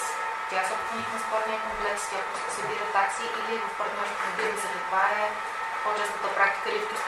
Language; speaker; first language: Bulgarian; native; Bulgarian